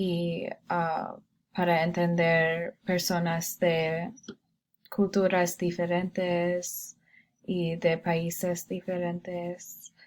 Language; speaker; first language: Spanish; non-native, learner; English